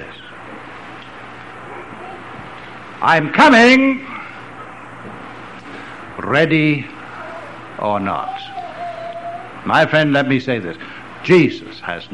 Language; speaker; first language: English; native; English